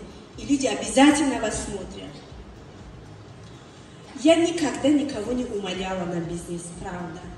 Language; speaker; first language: Russian; non-native, learner; Tajik